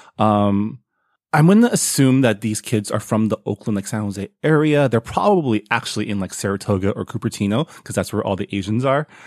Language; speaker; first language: English; native; English